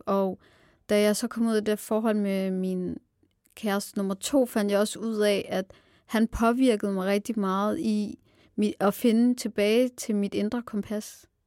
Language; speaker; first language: Danish; early bilingual, other home language; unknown